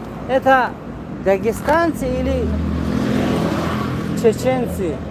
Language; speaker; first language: Russian; non-native, local second language; Tajik